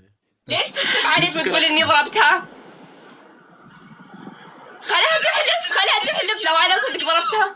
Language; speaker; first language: Arabic; non-native, learner; Amharic